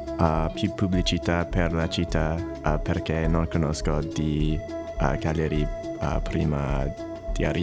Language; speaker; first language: Italian; non-native, learner; English